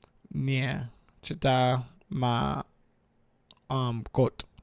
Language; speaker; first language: Polish; non-native, learner; English